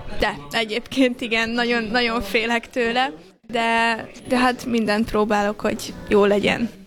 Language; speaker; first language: Hungarian; native; Hungarian